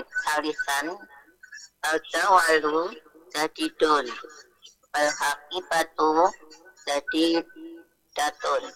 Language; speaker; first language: Arabic; non-native, learner; Indonesian